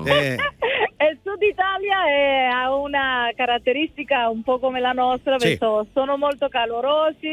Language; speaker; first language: Italian; non-native, fluent; Spanish